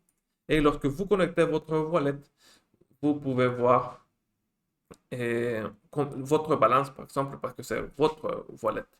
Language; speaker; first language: French; non-native, fluent; Spanish